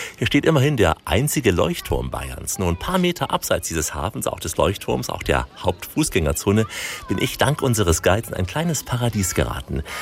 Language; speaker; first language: German; native; German